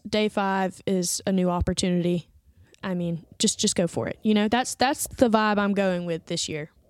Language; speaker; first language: English; native; English